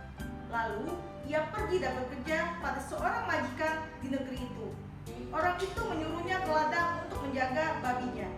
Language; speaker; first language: Indonesian; native; Indonesian